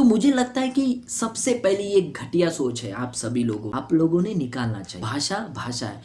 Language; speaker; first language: Hindi; non-native, local second language; Marathi